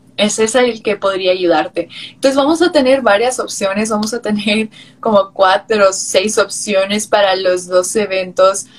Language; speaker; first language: Spanish; early bilingual, heritage; Spanish